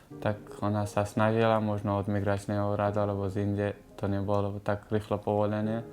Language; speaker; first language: Slovak; non-native, learner; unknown